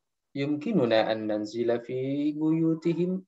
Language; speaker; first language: Arabic; non-native, fluent; Indonesian